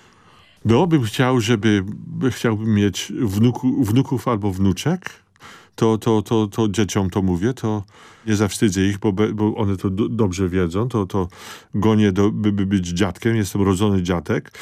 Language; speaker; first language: Polish; early bilingual, other home language; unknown